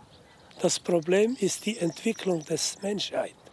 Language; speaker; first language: German; non-native, fluent; Aramaic